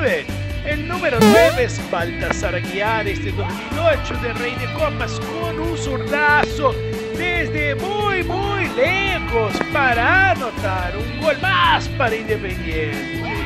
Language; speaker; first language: Spanish; native; Spanish